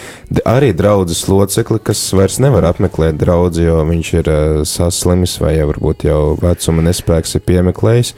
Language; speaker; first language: Latvian; native; Latvian